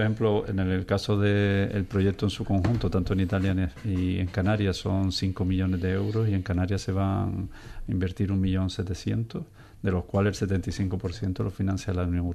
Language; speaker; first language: Spanish; native; Spanish